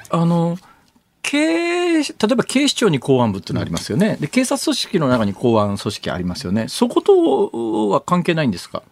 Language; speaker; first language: Japanese; native; Japanese